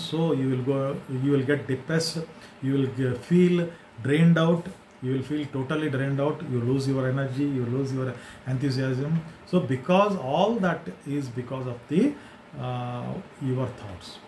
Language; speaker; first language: English; non-native, local second language; Kannada